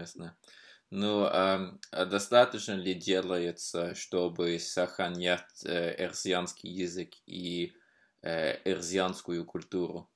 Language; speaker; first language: Russian; non-native, fluent; Norwegian